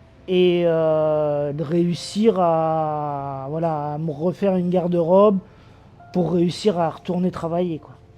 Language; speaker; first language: French; native; French